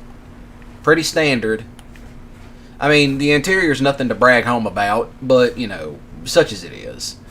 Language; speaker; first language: English; native; English